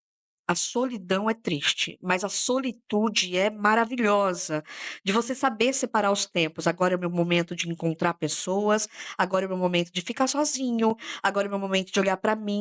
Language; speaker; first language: Portuguese; native; Portuguese